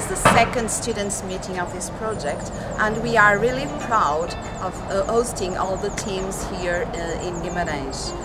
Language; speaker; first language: English; non-native, fluent; Portuguese